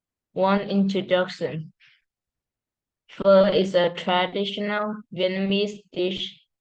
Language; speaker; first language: English; non-native, learner; Vietnamese